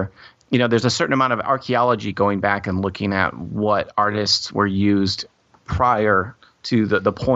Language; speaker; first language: English; native; English